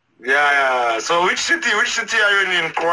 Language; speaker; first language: English; non-native, learner; Serbian